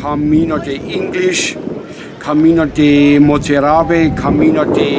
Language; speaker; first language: Italian; non-native, learner; Russian